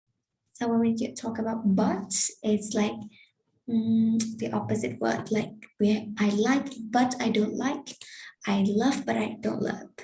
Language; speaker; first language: English; non-native, fluent; Vietnamese